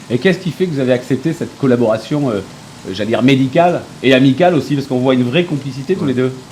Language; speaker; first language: French; native; French